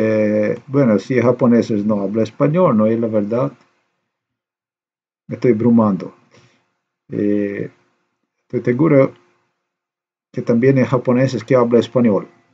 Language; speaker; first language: Spanish; non-native, learner; Slovenian